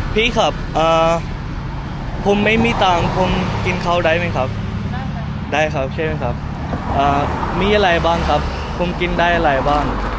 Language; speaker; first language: Thai; non-native, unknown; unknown